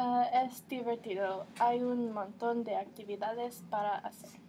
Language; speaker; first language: Spanish; non-native, learner; English